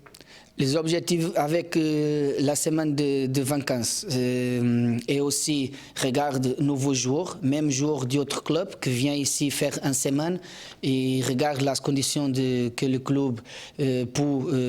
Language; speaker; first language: French; non-native, learner; Portuguese